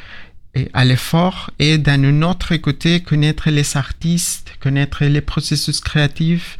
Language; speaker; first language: French; non-native, learner; Spanish